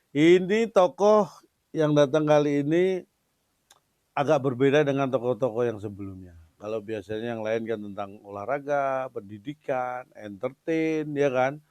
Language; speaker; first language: Indonesian; native; Indonesian